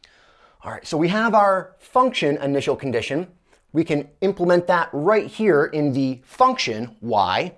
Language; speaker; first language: English; native; English